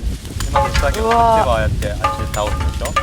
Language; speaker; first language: Japanese; native; Japanese